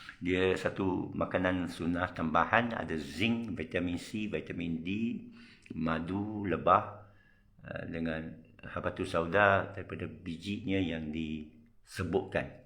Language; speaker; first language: Malay; non-native, local second language; Chinese